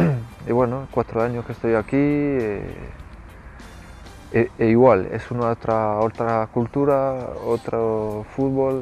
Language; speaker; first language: Spanish; non-native, fluent; French